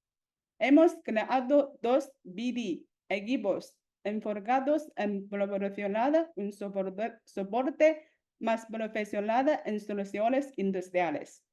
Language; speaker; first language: Spanish; non-native, fluent; Chinese